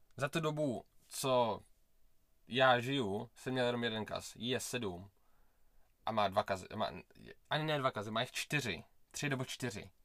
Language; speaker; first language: Czech; early bilingual, other home language; Russian